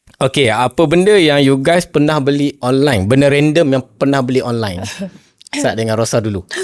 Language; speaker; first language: Malay; native; Malay